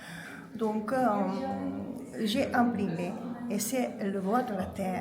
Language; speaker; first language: French; non-native, learner; Japanese